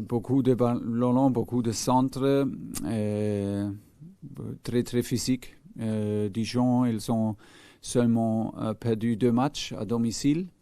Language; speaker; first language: French; non-native, fluent; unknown